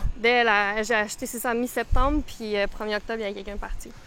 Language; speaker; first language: French; native; French